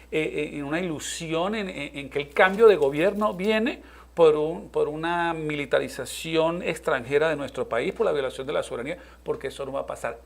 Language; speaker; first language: Spanish; native; Spanish